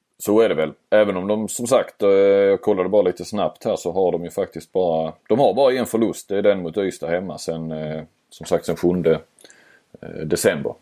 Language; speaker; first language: Swedish; native; Swedish